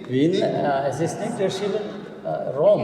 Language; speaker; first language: German; non-native, learner; Malayalam